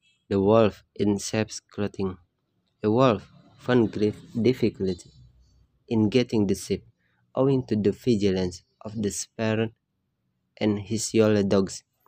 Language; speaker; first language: English; non-native, learner; Indonesian